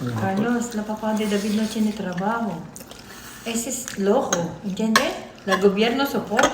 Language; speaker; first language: Spanish; non-native, learner; Filipino